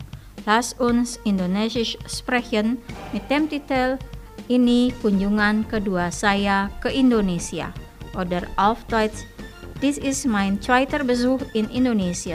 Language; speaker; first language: German; non-native, fluent; Indonesian